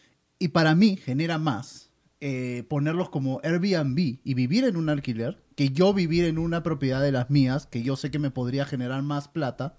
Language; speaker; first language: Spanish; native; Spanish